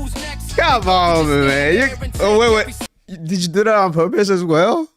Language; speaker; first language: English; native; English